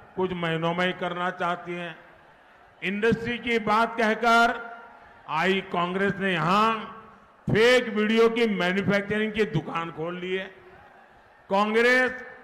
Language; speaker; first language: Hindi; non-native, local second language; Gujarati